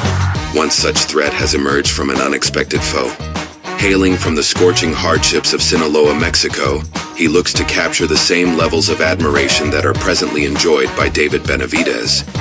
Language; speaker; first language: English; native; English